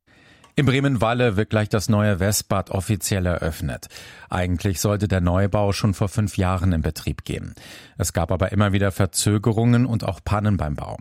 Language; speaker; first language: German; native; German